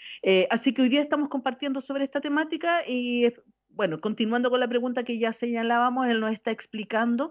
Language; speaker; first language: Spanish; native; Spanish